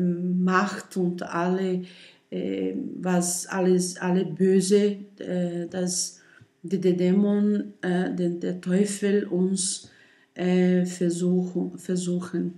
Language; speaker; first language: German; non-native, learner; Portuguese